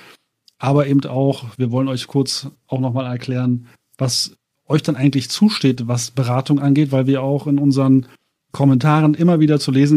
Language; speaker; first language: German; native; German